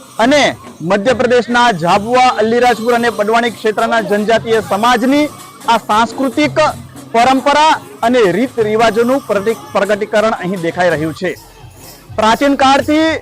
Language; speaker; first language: Gujarati; native; Gujarati